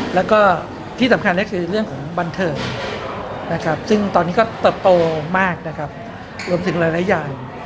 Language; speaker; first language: Thai; native; Thai